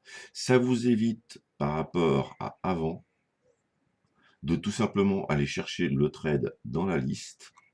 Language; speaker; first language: French; native; French